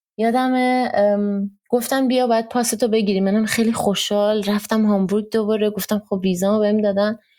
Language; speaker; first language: Persian; early bilingual, heritage; Persian